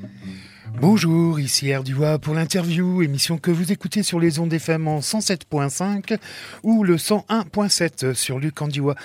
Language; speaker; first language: French; native; French